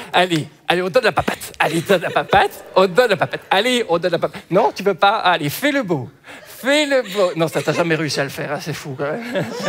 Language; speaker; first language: French; native; French